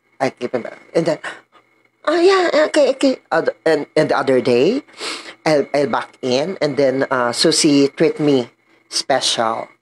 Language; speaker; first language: English; non-native, learner; Filipino